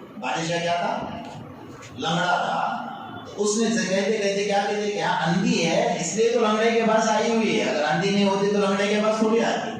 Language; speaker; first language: Urdu; native; Urdu